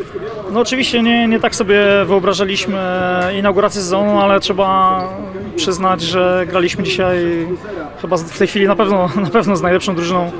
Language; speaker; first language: Polish; native; Polish